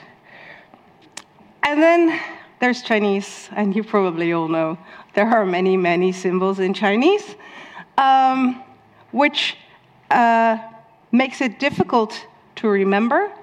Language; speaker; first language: English; non-native, fluent; Dutch